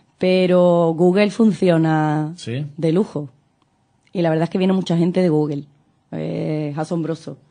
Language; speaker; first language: Spanish; native; Spanish